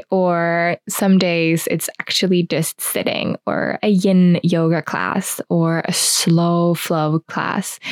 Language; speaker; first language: English; non-native, fluent; Finnish